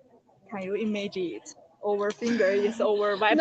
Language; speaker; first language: English; non-native, learner; Chinese